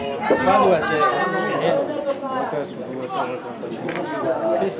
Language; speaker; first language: Italian; native; Italian